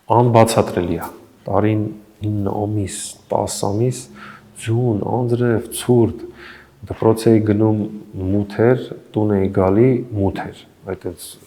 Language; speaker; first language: Armenian; early bilingual, heritage; Armenian